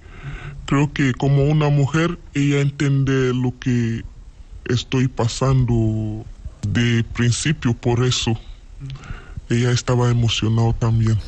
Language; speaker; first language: Spanish; non-native, learner; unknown